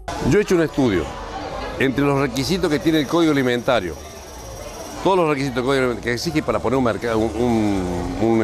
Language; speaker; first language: Spanish; native; Spanish